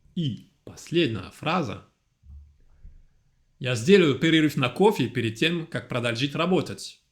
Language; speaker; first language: Russian; non-native, fluent; French